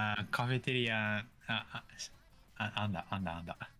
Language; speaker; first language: Japanese; native; Japanese